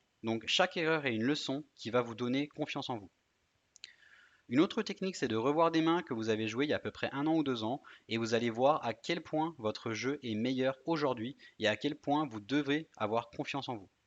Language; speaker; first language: French; native; French